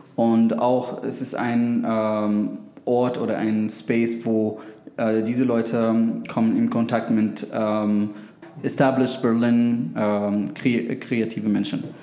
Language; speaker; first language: German; non-native, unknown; Arabic